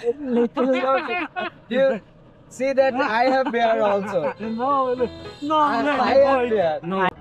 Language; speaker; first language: English; non-native, learner; Bangla